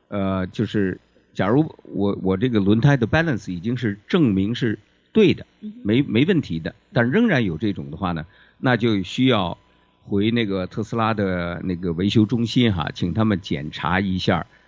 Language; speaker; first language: Chinese; native; Chinese